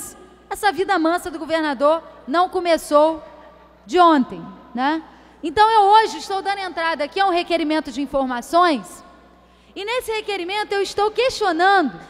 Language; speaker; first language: Portuguese; native; Portuguese